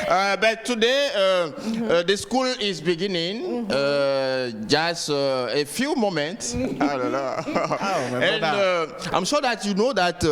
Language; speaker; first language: English; non-native, learner; French